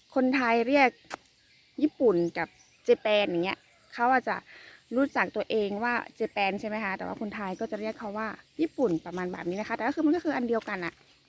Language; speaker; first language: Thai; non-native, local second language; Karen languages